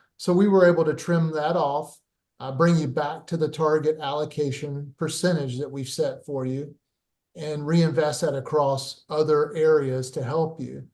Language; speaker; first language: English; native; English